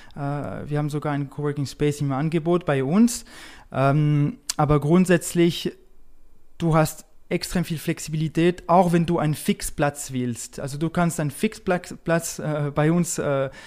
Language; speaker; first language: German; non-native, local second language; French